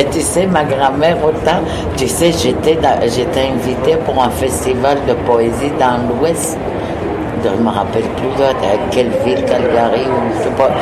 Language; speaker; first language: French; non-native, local second language; Innu-aimun